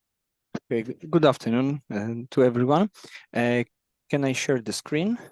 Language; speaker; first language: English; non-native, fluent; Polish